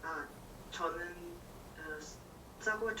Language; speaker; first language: Korean; non-native, learner; English